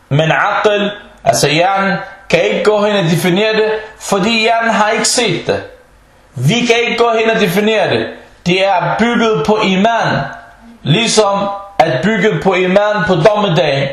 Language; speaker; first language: Danish; early bilingual, other home language; Arabic